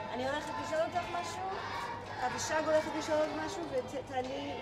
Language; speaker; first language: Hebrew; native; Hebrew